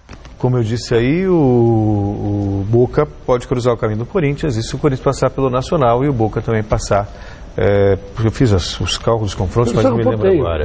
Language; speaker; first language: Portuguese; native; Portuguese